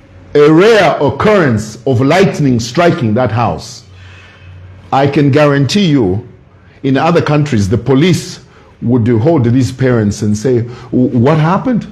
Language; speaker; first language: English; non-native, local second language; Bemba